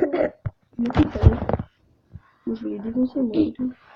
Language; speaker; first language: French; native; French